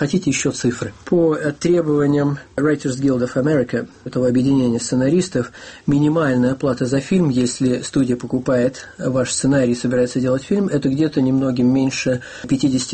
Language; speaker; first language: Russian; native; Russian